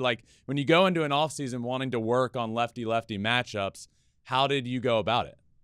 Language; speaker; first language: English; native; English